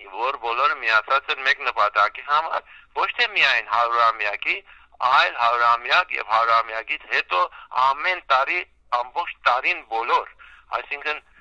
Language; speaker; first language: Armenian; early bilingual, heritage; Armenian